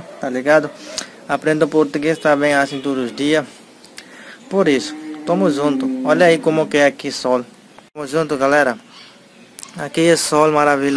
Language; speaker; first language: Portuguese; non-native, learner; Hindi